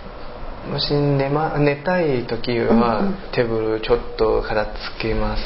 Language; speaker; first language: Japanese; non-native, learner; Chinese